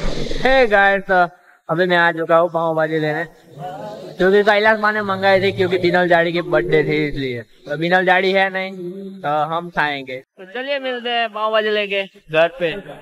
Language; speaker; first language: Hindi; native; Hindi